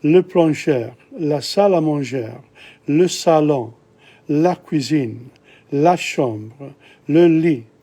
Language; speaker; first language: French; non-native, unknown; English